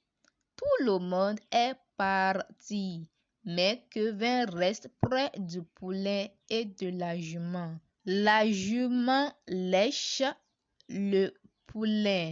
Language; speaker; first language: French; non-native, learner; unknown